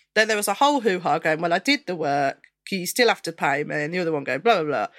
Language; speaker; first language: English; native; English